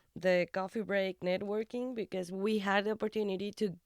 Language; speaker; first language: English; non-native, fluent; Spanish